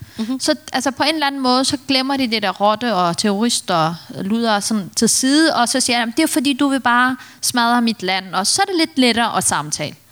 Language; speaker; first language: Danish; early bilingual, other home language; Turkish